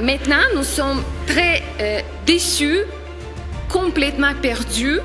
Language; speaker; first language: French; non-native, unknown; Ukrainian